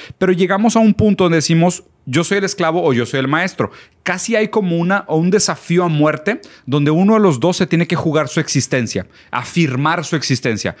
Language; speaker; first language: Spanish; early bilingual, other home language; Portuguese